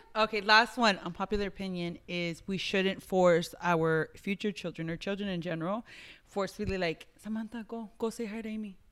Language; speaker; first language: English; early bilingual, other home language; Spanish